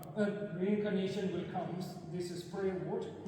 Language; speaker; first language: English; non-native, fluent; Tibetan